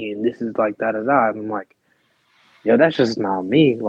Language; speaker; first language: English; early bilingual, other home language; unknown